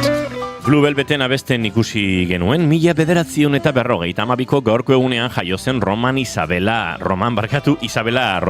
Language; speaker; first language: Basque; native; Basque